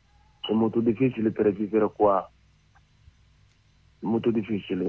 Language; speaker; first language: Italian; non-native, learner; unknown